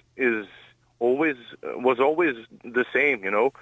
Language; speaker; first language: English; non-native, learner; Croatian